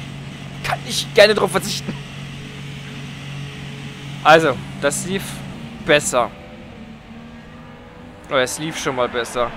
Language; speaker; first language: German; native; German